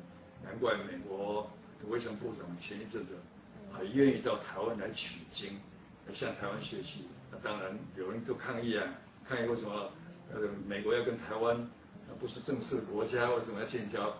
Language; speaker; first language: Chinese; native; Chinese